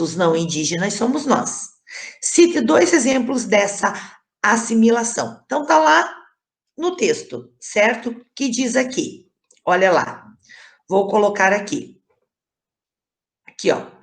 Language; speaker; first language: Portuguese; native; Portuguese